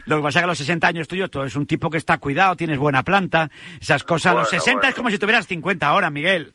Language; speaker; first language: Spanish; native; Spanish